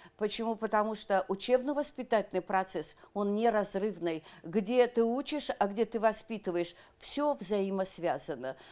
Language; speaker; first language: Russian; native; Russian